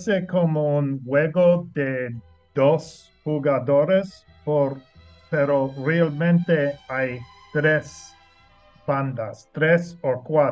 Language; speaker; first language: Spanish; non-native, learner; English